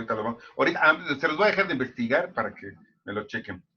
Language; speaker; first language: Spanish; native; Spanish